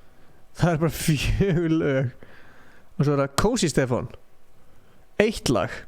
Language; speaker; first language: Icelandic; native; Icelandic